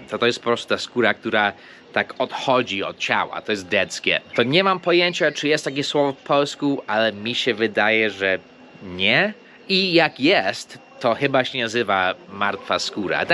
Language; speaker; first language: Polish; early bilingual, heritage; Polish